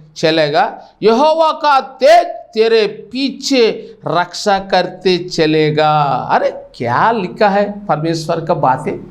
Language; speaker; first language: Hindi; non-native, local second language; Telugu